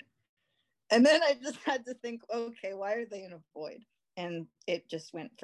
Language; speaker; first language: English; native; English